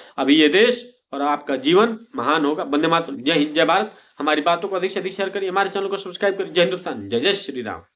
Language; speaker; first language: Hindi; native; Hindi